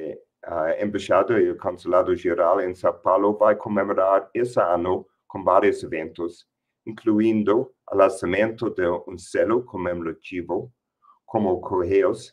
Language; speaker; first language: Portuguese; non-native, fluent; English